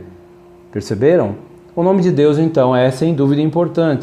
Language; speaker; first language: Portuguese; native; Portuguese